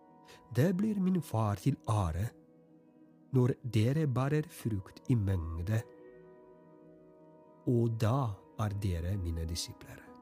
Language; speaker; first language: Norwegian; non-native, fluent; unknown